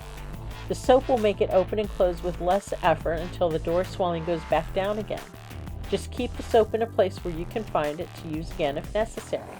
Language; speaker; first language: English; native; English